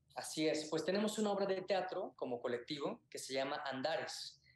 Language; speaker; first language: Spanish; native; Spanish